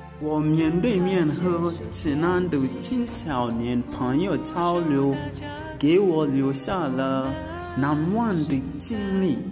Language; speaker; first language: Chinese; non-native, fluent; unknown